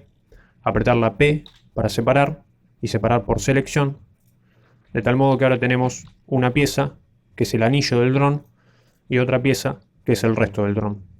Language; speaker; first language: Spanish; native; Spanish